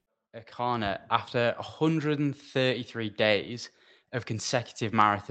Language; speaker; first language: English; native; English